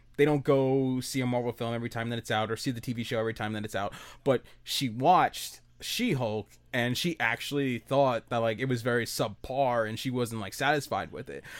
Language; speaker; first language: English; early bilingual, other home language; Spanish